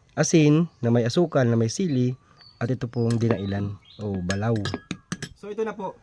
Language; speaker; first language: Filipino; native; Filipino